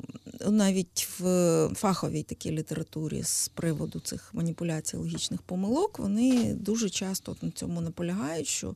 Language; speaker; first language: Ukrainian; native; Ukrainian